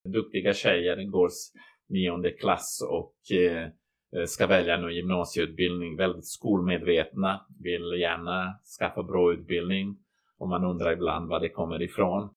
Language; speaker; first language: Swedish; non-native, fluent; Croatian